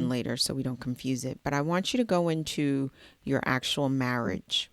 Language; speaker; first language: English; native; English